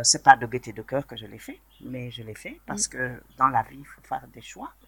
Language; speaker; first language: French; non-native, local second language; Wolof